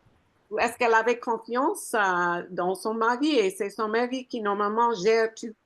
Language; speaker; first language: French; non-native, fluent; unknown